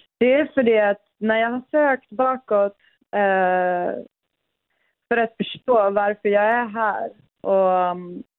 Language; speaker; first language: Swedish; early bilingual, other home language; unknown